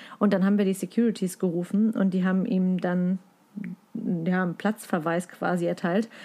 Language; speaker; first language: German; native; German